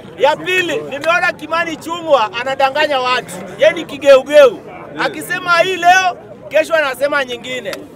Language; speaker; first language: Swahili; native; Swahili